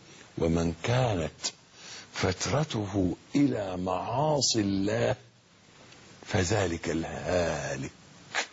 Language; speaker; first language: Arabic; native; Arabic